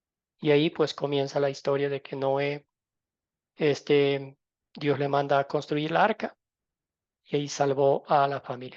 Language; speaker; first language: Spanish; native; Spanish